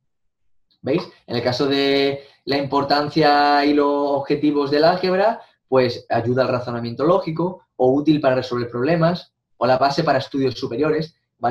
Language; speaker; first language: Spanish; native; Spanish